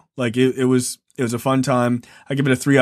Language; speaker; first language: English; native; English